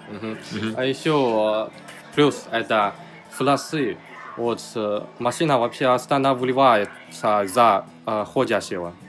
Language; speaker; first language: Russian; non-native, learner; Chinese